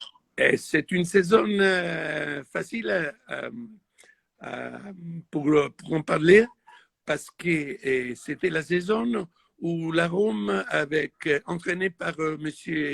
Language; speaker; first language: French; non-native, fluent; Italian